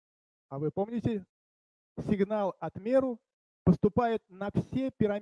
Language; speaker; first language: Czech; non-native, learner; Russian